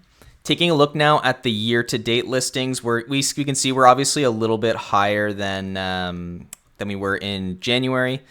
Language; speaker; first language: English; native; English